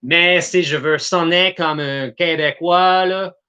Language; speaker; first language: French; non-native, learner; English